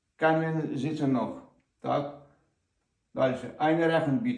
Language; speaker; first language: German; non-native, learner; Ukrainian